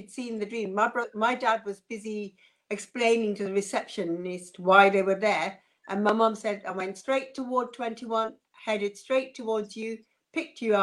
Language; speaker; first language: English; non-native, local second language; Punjabi